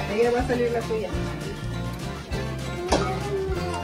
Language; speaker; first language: Spanish; native; Spanish